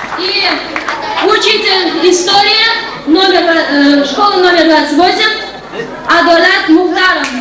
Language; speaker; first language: Russian; non-native, local second language; Uzbek